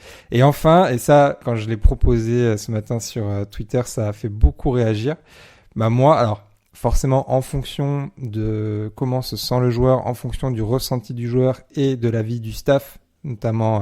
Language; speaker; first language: French; native; French